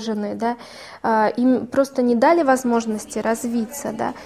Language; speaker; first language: Russian; native; Russian